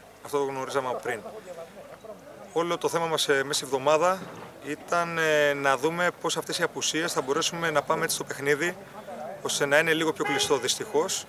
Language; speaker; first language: Greek; native; Greek